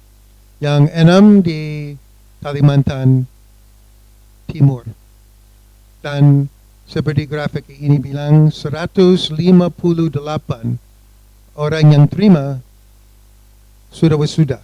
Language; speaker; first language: Indonesian; non-native, fluent; English